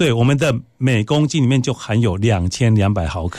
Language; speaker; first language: Chinese; native; Chinese